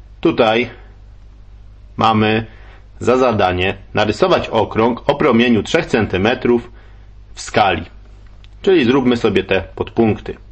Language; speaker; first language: Polish; native; Polish